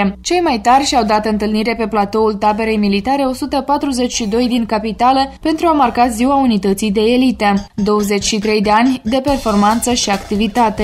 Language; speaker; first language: Romanian; native; Romanian